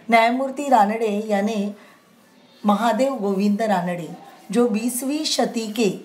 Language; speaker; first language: Hindi; non-native, local second language; Marathi